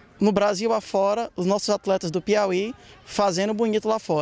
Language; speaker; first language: Portuguese; native; Portuguese